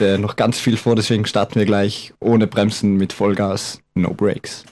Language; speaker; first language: German; native; German